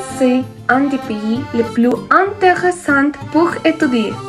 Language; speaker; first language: French; non-native, learner; Spanish